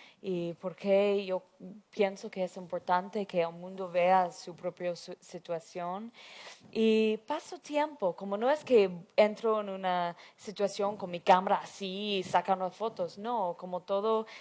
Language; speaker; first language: Spanish; non-native, fluent; English